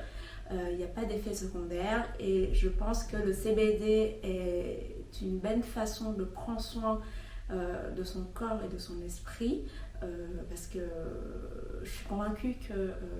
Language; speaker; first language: French; non-native, fluent; Vietnamese